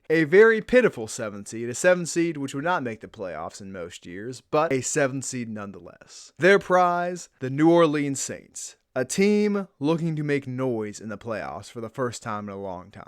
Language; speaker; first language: English; native; English